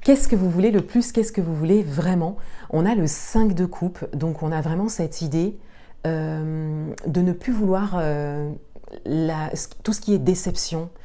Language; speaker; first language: French; native; French